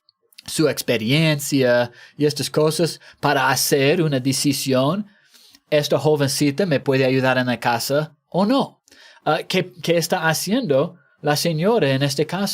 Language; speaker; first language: Spanish; non-native, fluent; English